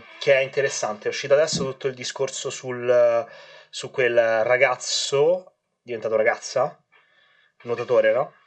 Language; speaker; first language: Italian; native; Italian